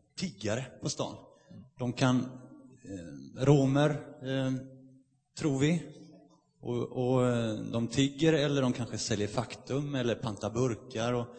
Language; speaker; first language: Swedish; native; Swedish